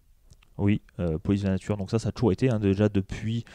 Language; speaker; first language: French; native; French